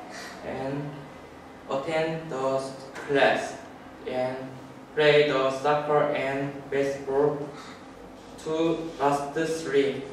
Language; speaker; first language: English; non-native, learner; Korean